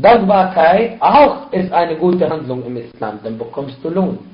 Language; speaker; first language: German; non-native, fluent; Arabic